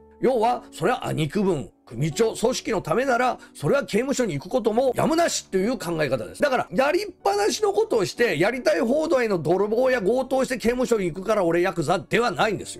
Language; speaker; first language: Japanese; native; Japanese